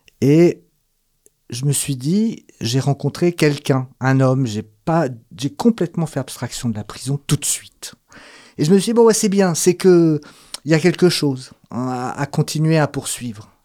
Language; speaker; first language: French; native; French